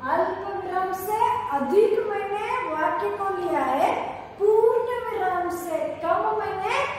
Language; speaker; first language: Hindi; non-native, local second language; Kannada